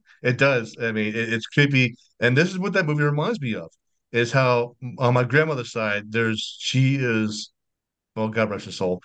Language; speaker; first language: English; native; English